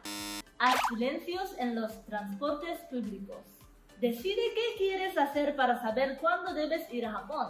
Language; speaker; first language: Spanish; non-native, learner; Japanese